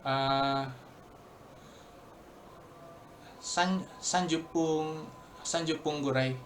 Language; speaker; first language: Japanese; non-native, learner; Indonesian